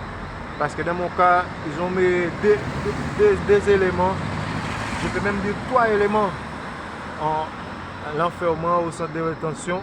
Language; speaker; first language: French; non-native, local second language; Haitian Creole